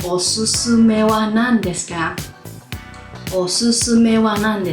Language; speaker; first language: Japanese; non-native, fluent; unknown